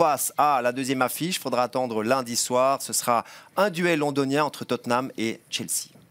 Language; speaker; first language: French; native; French